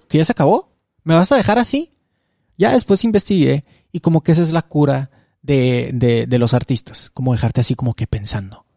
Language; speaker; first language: Spanish; native; Spanish